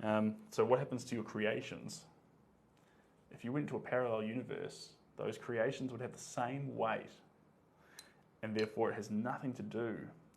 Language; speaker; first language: English; native; English